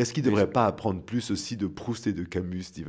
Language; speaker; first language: French; native; French